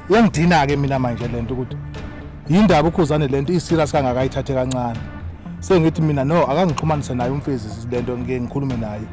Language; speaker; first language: Zulu; native; Zulu